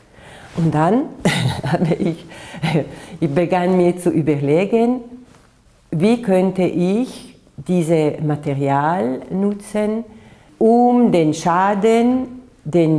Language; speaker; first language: German; non-native, fluent; Italian